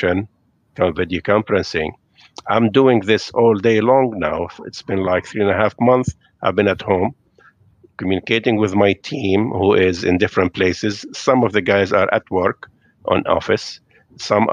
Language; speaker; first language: English; non-native, fluent; Arabic